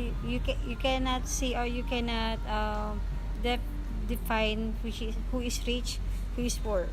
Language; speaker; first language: English; non-native, learner; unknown